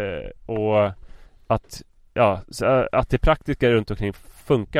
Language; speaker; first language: Swedish; native; Swedish